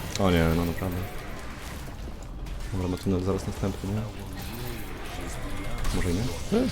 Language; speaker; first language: Polish; native; Polish